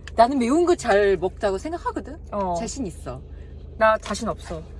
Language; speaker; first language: Korean; native; Korean